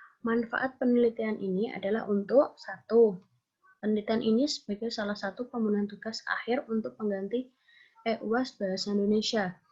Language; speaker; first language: Indonesian; native; Indonesian